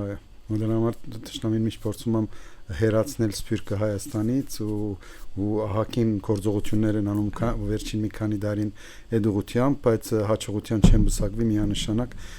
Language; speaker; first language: Armenian; early bilingual, heritage; Armenian